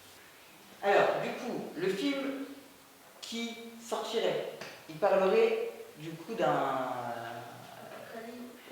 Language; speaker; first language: French; native; French